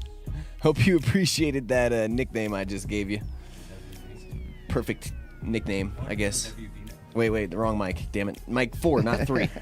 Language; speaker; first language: English; native; English